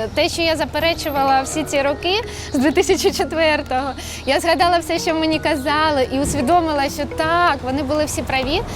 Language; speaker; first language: Ukrainian; non-native, local second language; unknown